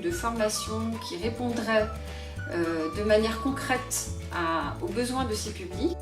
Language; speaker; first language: French; native; French